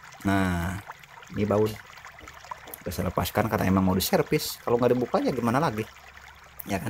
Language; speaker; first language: Indonesian; native; Indonesian